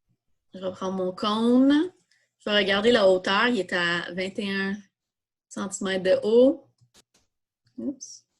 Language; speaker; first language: French; native; French